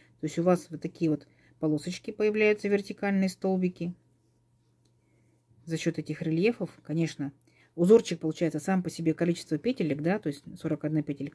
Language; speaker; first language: Russian; native; Russian